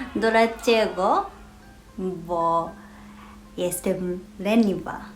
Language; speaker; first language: Polish; non-native, fluent; Japanese